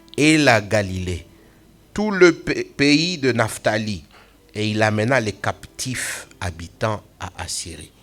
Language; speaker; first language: French; non-native, local second language; Swahili